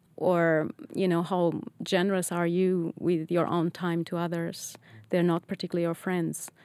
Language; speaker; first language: English; non-native, fluent; Portuguese